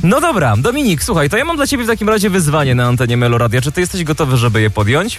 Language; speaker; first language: Polish; native; Polish